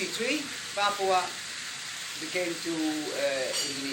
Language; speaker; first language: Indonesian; non-native, learner; Dutch